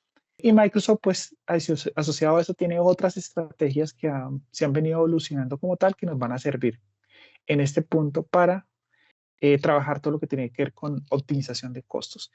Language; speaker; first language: Spanish; native; Spanish